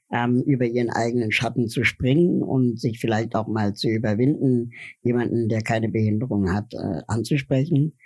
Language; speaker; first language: German; native; German